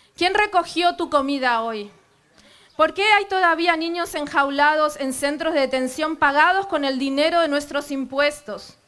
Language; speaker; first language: Spanish; native; Spanish